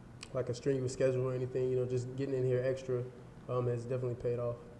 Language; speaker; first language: English; native; English